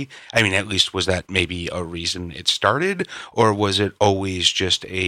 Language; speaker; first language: English; native; English